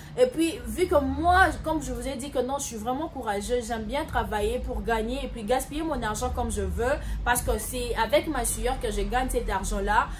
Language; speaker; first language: French; non-native, local second language; Lingala